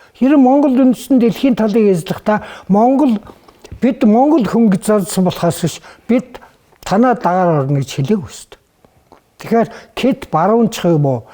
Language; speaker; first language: Mongolian; native; Mongolian